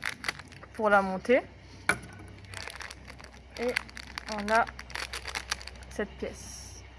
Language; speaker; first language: French; native; French